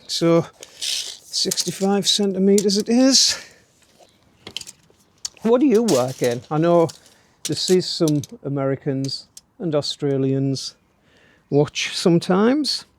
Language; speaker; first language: English; native; English